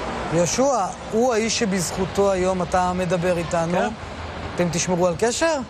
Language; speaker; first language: Hebrew; native; Hebrew